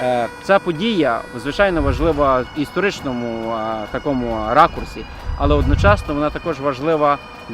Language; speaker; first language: Ukrainian; native; Ukrainian